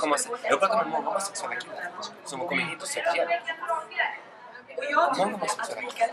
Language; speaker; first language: Swedish; non-native, fluent; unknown